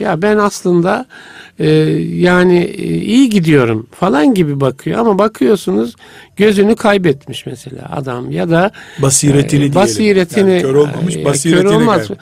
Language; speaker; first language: Turkish; native; Turkish